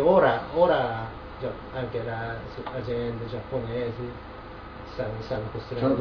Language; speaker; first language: Italian; non-native, learner; Japanese